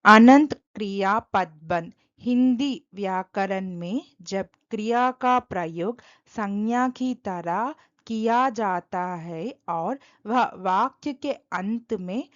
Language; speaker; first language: Hindi; non-native, local second language; Telugu